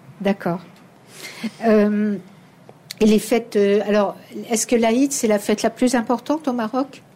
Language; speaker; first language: French; native; French